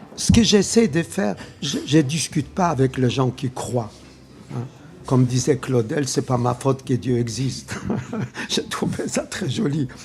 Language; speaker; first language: French; non-native, fluent; Polish